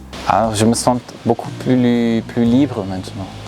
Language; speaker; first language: French; non-native, fluent; German